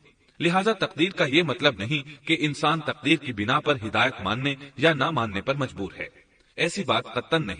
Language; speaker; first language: Urdu; native; Urdu